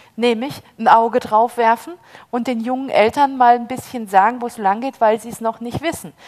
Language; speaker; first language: German; early bilingual, heritage; German